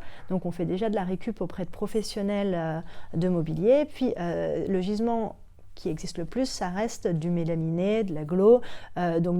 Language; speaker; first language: French; native; French